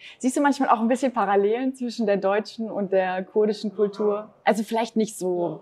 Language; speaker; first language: German; native; German